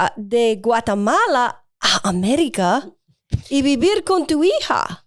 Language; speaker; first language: Spanish; non-native, learner; English